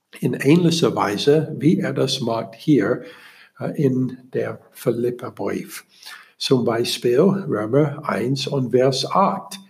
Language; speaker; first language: German; non-native, learner; English